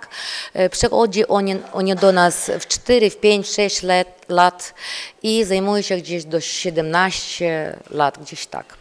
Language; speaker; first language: Polish; non-native, learner; Ukrainian